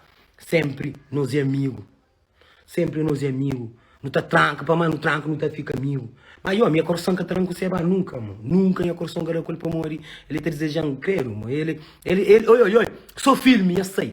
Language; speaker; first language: Portuguese; non-native, local second language; Kabuverdianu